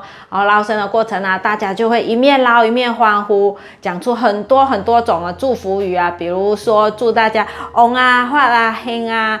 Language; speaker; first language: Chinese; native; Chinese